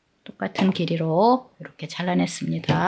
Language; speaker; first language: Korean; native; Korean